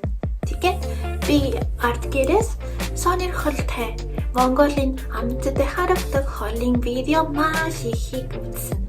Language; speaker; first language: Mongolian; non-native, learner; Spanish